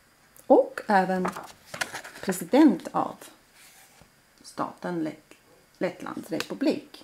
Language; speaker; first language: Swedish; non-native, fluent; Latvian